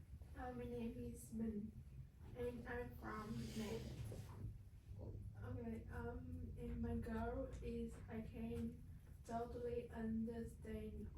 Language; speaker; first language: English; non-native, learner; Nepali